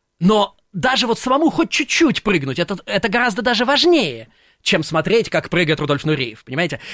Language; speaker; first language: Russian; native; Russian